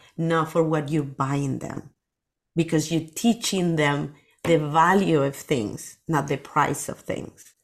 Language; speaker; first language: English; non-native, fluent; Spanish